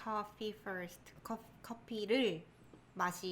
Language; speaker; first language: English; non-native, learner; Korean